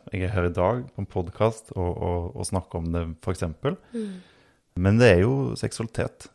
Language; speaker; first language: Norwegian; native; Norwegian